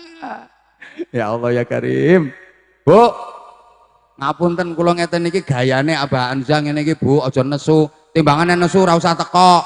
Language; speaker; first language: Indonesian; non-native, local second language; Javanese